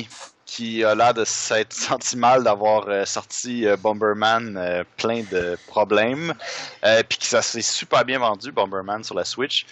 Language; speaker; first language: French; native; French